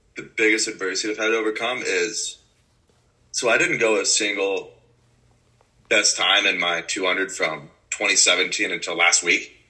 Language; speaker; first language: English; native; English